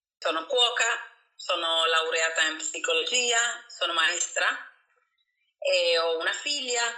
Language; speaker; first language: Italian; non-native, fluent; Spanish